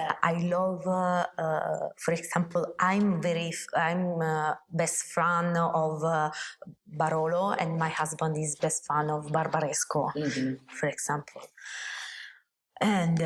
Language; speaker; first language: English; non-native, learner; Italian